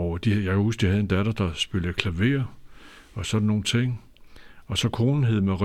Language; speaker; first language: Danish; native; Danish